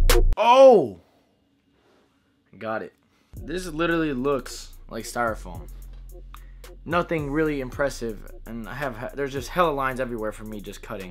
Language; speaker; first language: English; native; English